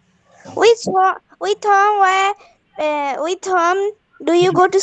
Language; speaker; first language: English; non-native, learner; Bangla